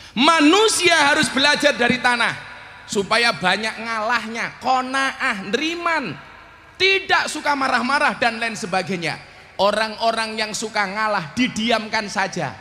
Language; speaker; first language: Indonesian; non-native, local second language; Javanese